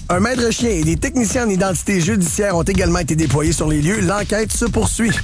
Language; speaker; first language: French; native; French